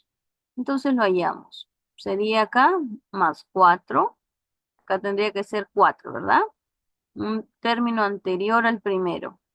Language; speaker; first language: Spanish; native; Spanish